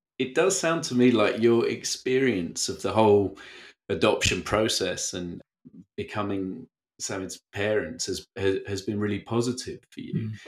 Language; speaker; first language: English; native; English